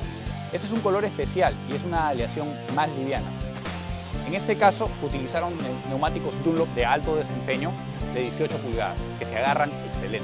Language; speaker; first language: Spanish; native; Spanish